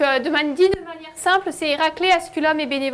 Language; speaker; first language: French; native; French